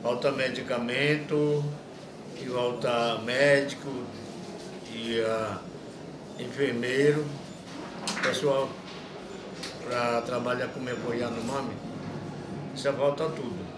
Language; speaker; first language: Portuguese; non-native, local second language; Yanomámi